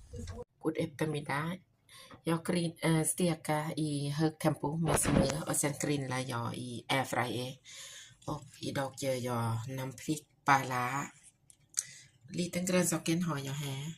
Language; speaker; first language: Swedish; non-native, learner; Thai